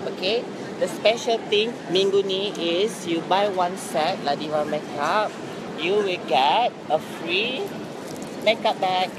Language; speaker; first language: English; non-native, local second language; Malay